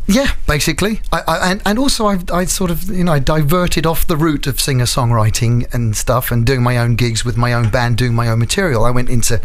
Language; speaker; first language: English; native; English